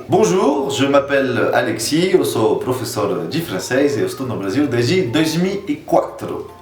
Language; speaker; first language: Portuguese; non-native, fluent; French